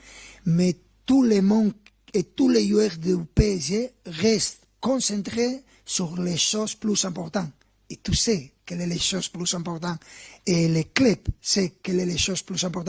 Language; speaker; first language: French; non-native, fluent; Spanish